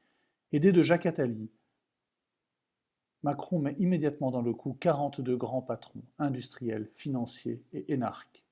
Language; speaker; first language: French; native; French